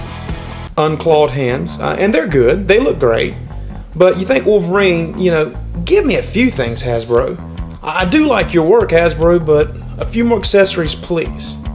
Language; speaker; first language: English; native; English